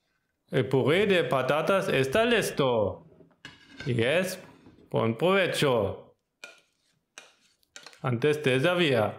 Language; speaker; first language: Spanish; non-native, learner; German